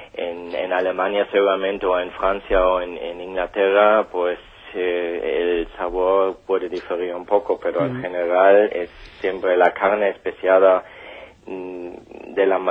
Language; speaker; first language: Spanish; non-native, fluent; German